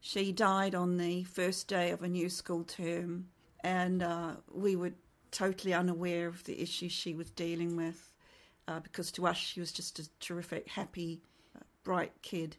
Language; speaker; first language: English; native; English